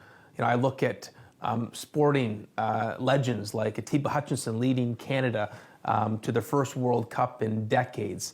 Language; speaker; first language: English; native; English